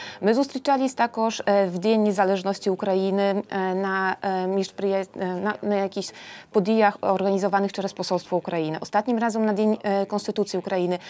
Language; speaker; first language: Polish; non-native, learner; Ukrainian